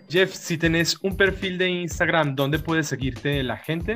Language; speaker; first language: Spanish; native; Spanish